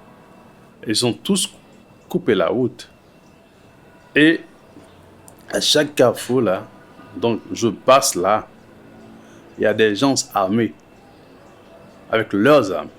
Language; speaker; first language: French; non-native, local second language; Haitian Creole